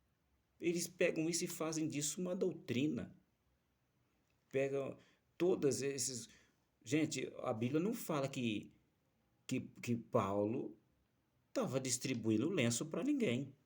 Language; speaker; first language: Portuguese; native; Portuguese